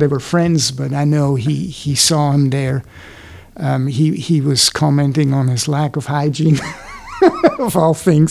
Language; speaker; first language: English; non-native, fluent; Swiss German